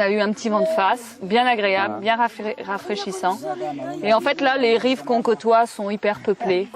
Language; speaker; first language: French; native; French